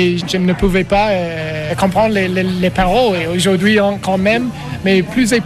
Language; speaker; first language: French; non-native, fluent; English